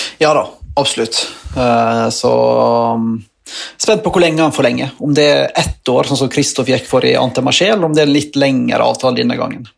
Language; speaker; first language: Norwegian; native; Norwegian